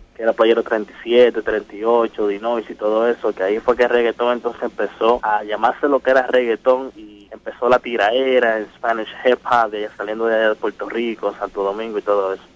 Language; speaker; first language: Spanish; early bilingual, heritage; Spanish